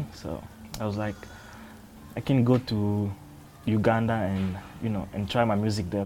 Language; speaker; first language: English; non-native, learner; French